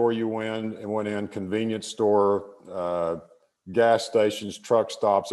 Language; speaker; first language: English; native; English